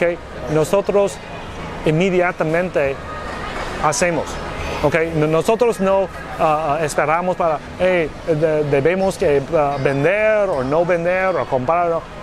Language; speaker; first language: Spanish; non-native, learner; English